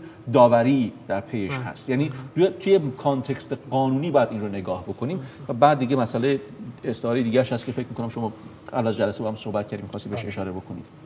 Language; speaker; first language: Persian; native; Persian